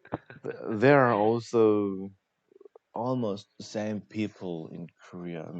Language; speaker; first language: English; non-native, learner; Korean